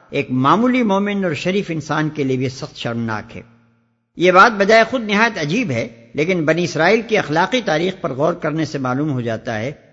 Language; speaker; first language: Urdu; native; Urdu